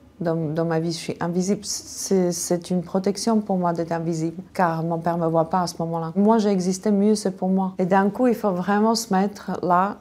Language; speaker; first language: French; non-native, fluent; Slovak